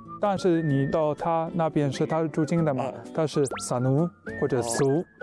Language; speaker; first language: Chinese; non-native, fluent; Spanish